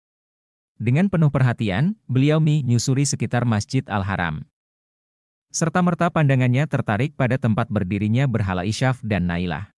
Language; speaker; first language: Indonesian; native; Indonesian